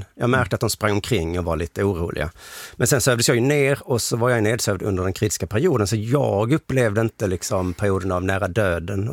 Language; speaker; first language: Swedish; native; Swedish